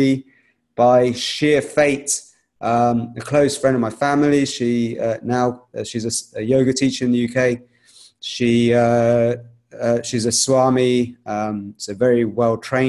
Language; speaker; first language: English; native; English